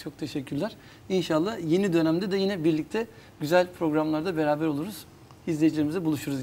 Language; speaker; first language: Turkish; native; Turkish